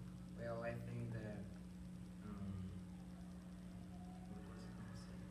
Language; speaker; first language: English; non-native, learner; Spanish